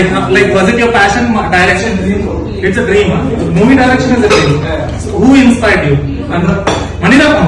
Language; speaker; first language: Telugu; native; Telugu